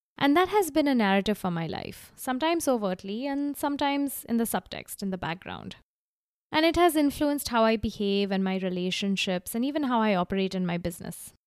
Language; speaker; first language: English; non-native, local second language; Gujarati